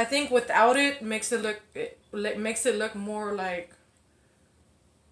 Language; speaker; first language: English; native; English